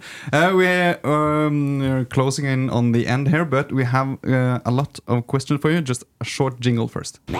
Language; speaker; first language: English; non-native, fluent; Norwegian